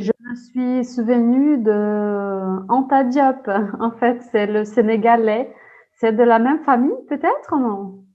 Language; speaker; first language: French; non-native, fluent; Portuguese